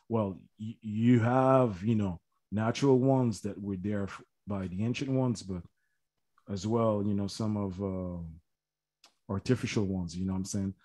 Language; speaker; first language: English; native; English